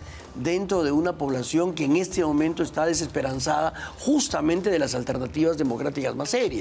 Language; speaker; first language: Spanish; native; Spanish